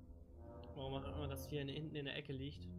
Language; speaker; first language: German; native; German